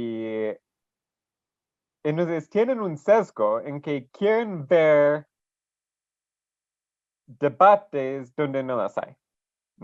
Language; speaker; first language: Spanish; non-native, fluent; English